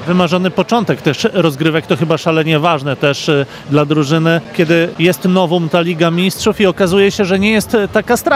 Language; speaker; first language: Polish; native; Polish